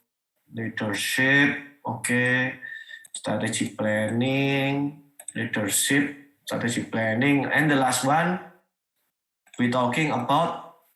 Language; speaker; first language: English; non-native, learner; Indonesian